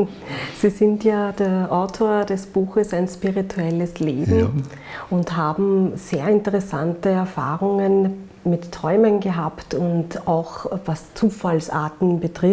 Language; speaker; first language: German; native; German